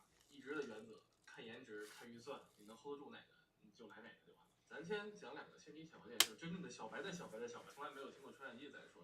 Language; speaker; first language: Chinese; native; Chinese